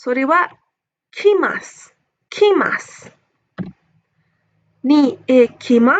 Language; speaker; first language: Japanese; non-native, fluent; English